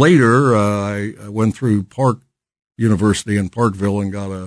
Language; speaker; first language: English; native; English